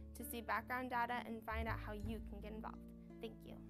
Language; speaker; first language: English; native; English